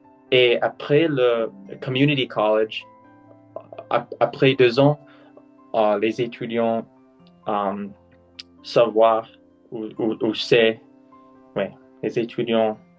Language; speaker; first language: French; non-native, learner; English